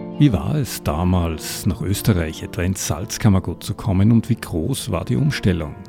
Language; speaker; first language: German; native; German